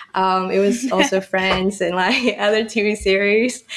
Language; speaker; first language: English; non-native, fluent; Burmese